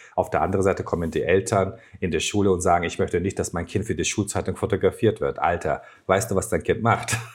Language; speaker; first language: German; non-native, fluent; Turkish